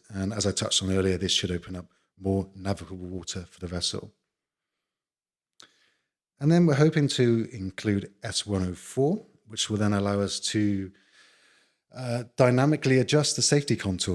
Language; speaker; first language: English; native; English